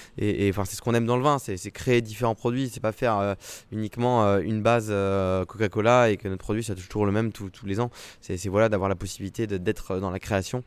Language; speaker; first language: French; native; French